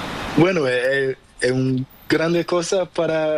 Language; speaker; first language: Spanish; non-native, learner; Portuguese